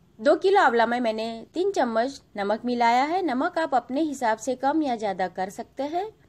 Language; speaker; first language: Hindi; non-native, local second language; Gujarati